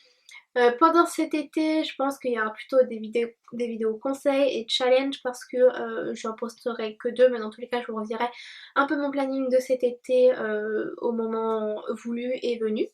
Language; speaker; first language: French; native; French